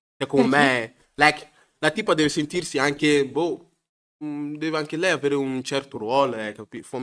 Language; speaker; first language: Italian; early bilingual, other home language; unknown